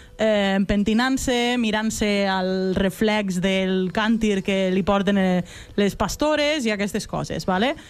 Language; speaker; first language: Catalan; native; Catalan